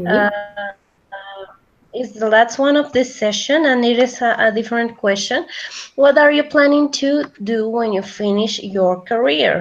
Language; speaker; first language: English; non-native, fluent; Spanish